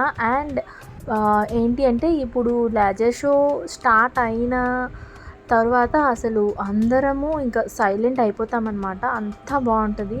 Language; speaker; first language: Telugu; native; Telugu